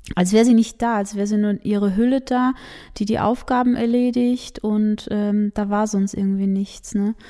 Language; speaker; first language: German; early bilingual, other home language; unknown